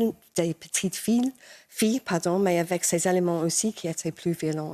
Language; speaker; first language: French; non-native, fluent; English